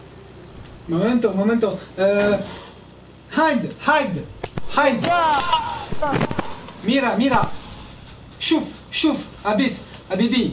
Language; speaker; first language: Spanish; non-native, learner; French